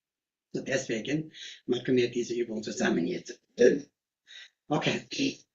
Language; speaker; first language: German; non-native, learner; Tibetan